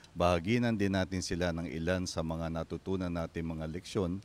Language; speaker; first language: Filipino; native; Filipino